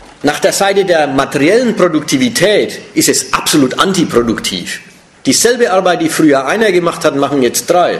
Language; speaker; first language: German; native; German